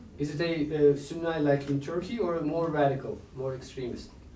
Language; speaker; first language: English; non-native, fluent; Turkish